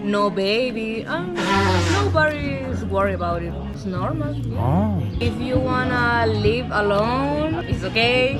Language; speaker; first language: English; non-native, learner; Spanish